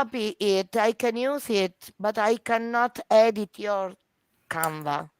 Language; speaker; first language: English; non-native, fluent; Italian